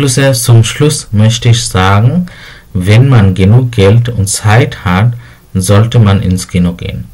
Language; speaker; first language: German; non-native, learner; Bangla